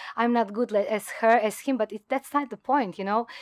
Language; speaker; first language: English; non-native, fluent; Croatian